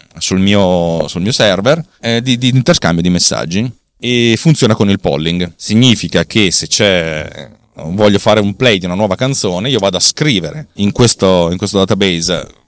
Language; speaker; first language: Italian; native; Italian